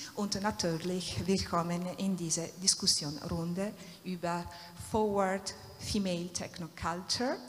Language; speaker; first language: German; non-native, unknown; Italian